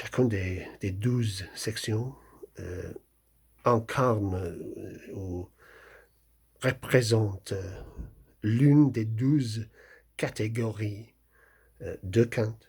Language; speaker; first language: French; non-native, fluent; English